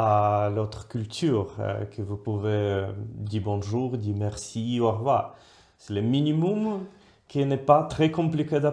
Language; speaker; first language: French; non-native, fluent; Russian